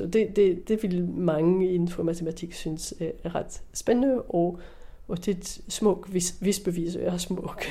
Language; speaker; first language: Danish; non-native, fluent; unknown